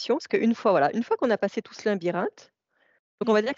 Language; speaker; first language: French; native; French